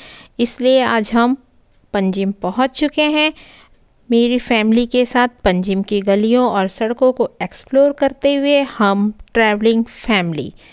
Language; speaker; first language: Hindi; native; Hindi